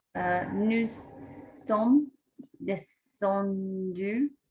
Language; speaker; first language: French; non-native, learner; English